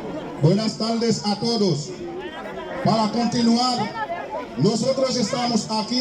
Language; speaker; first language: Spanish; non-native, fluent; Haitian Creole